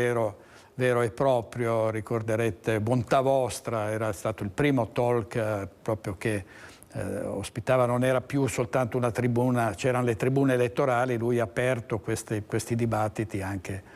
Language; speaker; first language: Italian; native; Italian